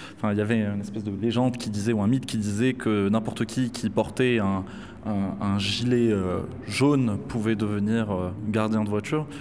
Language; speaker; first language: French; non-native, local second language; Arabic